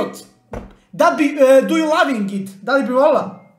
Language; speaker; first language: Bosnian; native; Bosnian